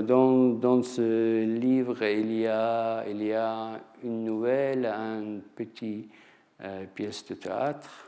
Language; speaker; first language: French; non-native, fluent; Persian